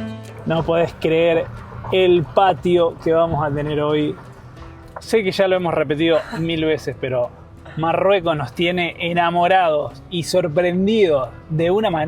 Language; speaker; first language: Spanish; native; Spanish